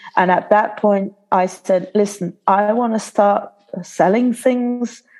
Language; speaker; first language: English; non-native, fluent; Dutch